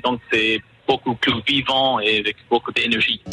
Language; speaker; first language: French; non-native, learner; English